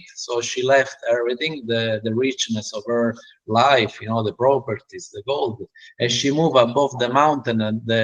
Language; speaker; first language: English; non-native, learner; Italian